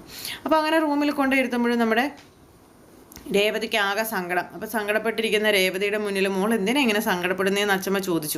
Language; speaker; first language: Malayalam; native; Malayalam